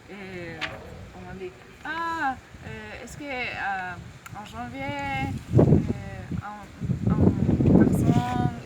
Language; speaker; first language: French; non-native, learner; Spanish